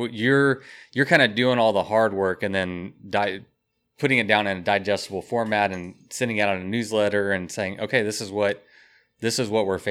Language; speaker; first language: English; native; English